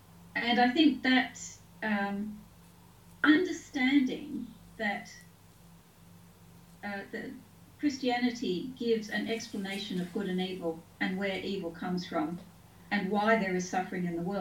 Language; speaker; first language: English; native; English